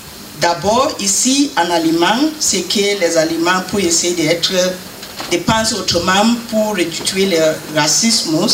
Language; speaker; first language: French; non-native, learner; English